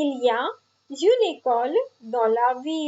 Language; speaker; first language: French; non-native, fluent; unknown